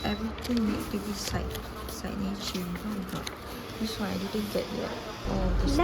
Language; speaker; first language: English; non-native, local second language; Malay